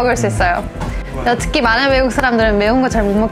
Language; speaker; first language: Korean; non-native, fluent; German